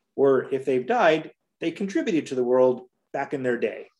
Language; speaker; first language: English; native; English